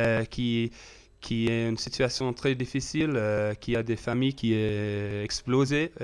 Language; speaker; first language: French; non-native, learner; English